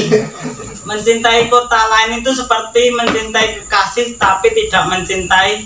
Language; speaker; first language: Indonesian; non-native, local second language; Javanese